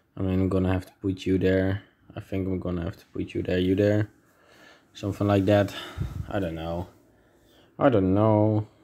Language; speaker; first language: English; non-native, fluent; Dutch